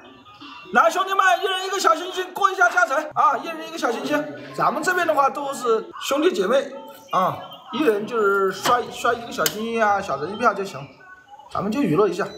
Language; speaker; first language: Chinese; native; Chinese